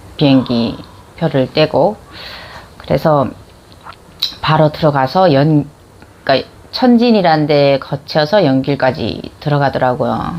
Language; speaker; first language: Korean; native; Korean